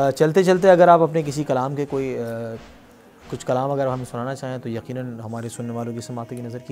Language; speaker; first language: Urdu; native; Urdu